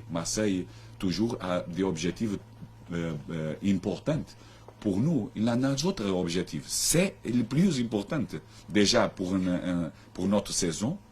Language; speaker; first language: French; non-native, learner; Portuguese